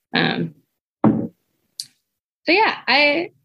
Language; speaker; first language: English; non-native, fluent; Portuguese